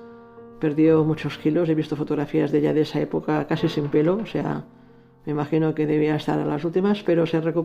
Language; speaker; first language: Spanish; native; Spanish